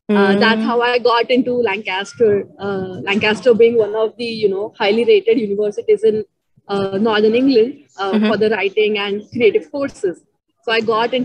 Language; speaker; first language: English; non-native, local second language; Marathi